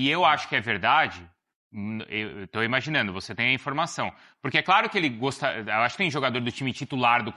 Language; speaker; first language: Portuguese; native; Portuguese